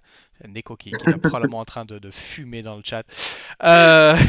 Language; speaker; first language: French; native; French